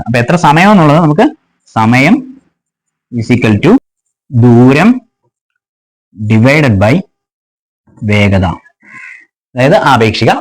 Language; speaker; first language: Malayalam; native; Malayalam